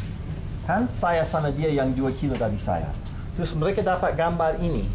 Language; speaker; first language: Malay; non-native, fluent; English